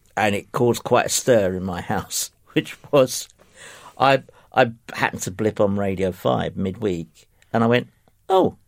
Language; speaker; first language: English; native; English